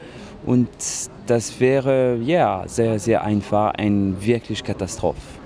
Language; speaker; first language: German; non-native, learner; French